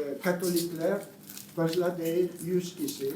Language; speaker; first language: Turkish; non-native, learner; Italian